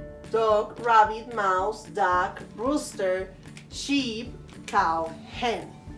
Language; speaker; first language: English; non-native, learner; Spanish